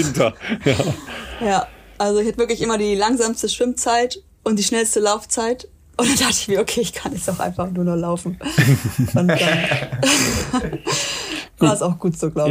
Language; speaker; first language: German; native; German